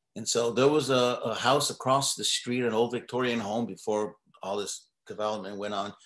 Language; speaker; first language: English; native; English